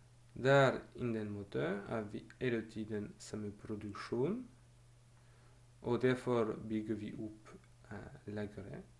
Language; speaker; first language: Norwegian; non-native, learner; French